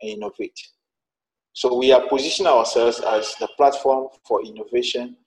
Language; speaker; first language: English; non-native, fluent; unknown